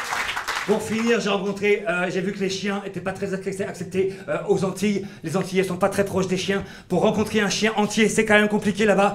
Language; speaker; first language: French; native; French